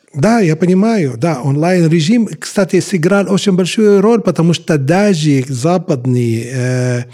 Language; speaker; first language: Russian; non-native, fluent; Arabic